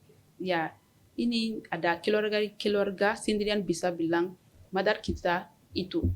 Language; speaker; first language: Indonesian; non-native, learner; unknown